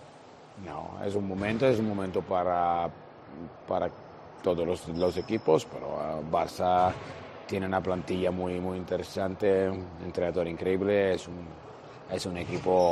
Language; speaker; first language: Spanish; non-native, fluent; Italian